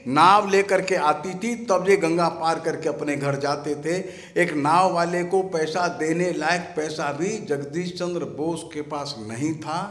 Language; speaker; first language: Hindi; native; Hindi